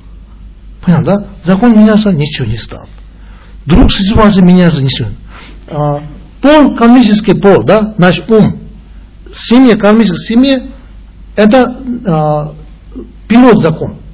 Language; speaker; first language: Russian; non-native, learner; Tibetan